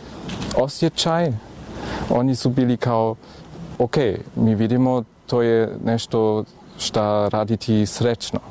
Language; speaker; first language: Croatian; early bilingual, heritage; German